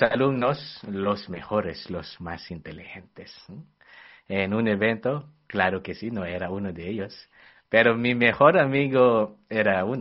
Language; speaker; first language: Spanish; non-native, fluent; Filipino